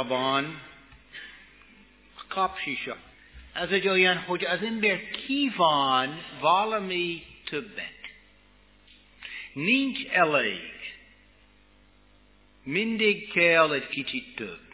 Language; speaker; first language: Hungarian; non-native, fluent; English